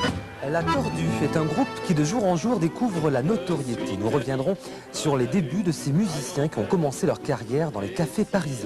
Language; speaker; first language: French; native; French